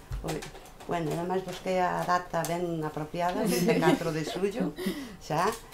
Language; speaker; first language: Galician; native; Galician